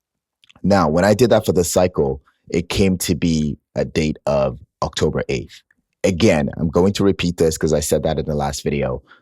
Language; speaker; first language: English; native; English